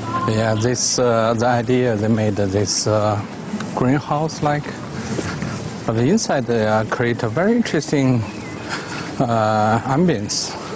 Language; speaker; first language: English; non-native, fluent; Chinese